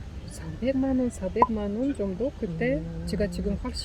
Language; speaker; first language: Korean; non-native, learner; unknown